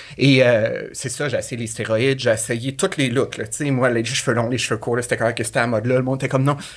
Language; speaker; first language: French; native; French